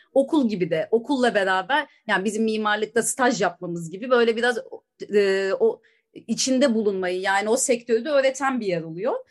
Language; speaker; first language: Turkish; native; Turkish